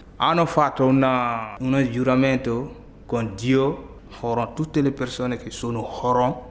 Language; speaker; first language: Italian; non-native, learner; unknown